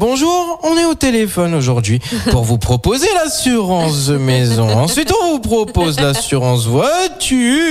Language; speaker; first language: French; native; French